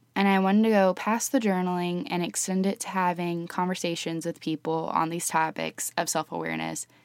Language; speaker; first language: English; native; English